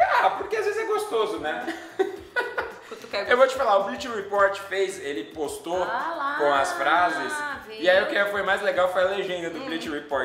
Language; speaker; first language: Portuguese; native; Portuguese